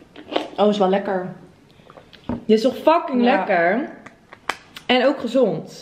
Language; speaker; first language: Dutch; native; Dutch